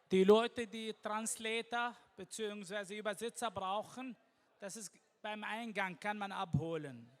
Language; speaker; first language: German; non-native, learner; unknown